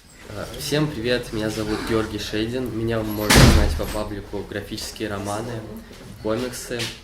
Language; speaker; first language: Russian; native; Russian